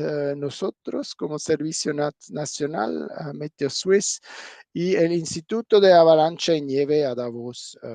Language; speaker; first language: Spanish; non-native, fluent; German